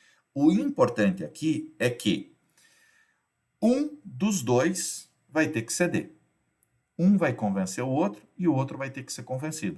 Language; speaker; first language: Portuguese; native; Portuguese